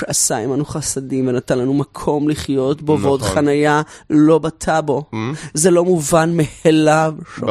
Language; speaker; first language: Hebrew; native; Hebrew